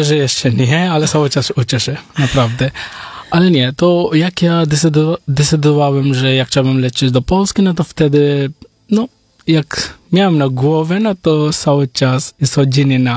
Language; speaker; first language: Polish; non-native, learner; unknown